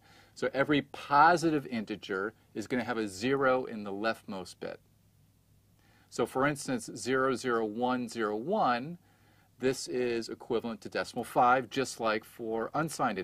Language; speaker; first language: English; native; English